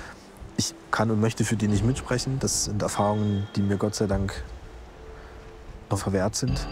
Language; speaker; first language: German; native; German